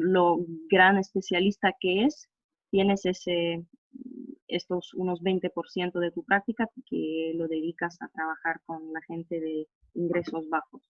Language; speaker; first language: Spanish; non-native, fluent; Russian